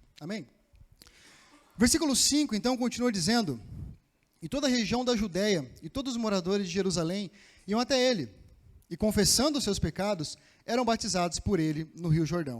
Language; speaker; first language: Portuguese; native; Portuguese